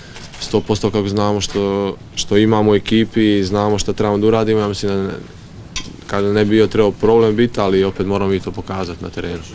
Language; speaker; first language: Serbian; early bilingual, heritage; Serbian